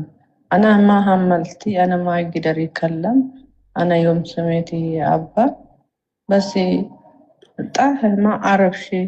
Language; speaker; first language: Arabic; non-native, learner; Amharic